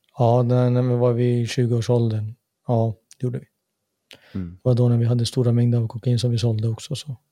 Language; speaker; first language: Swedish; native; Swedish